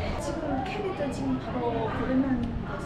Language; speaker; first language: Korean; non-native, local second language; Vietnamese